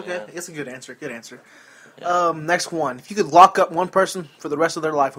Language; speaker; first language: English; native; English